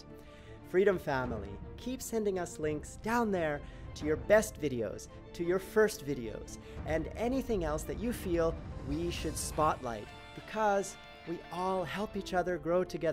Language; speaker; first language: English; native; English